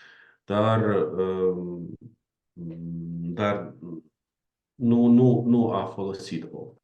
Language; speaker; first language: Romanian; non-native, learner; Ukrainian